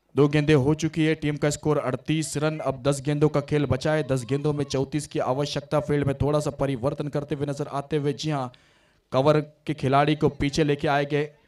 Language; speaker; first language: Hindi; non-native, local second language; Marathi